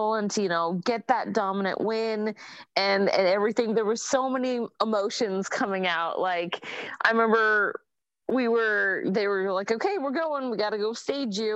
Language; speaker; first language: English; native; English